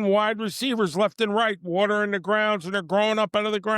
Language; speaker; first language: English; native; English